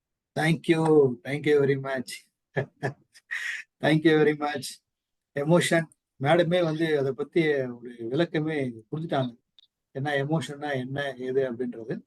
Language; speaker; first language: Tamil; native; Tamil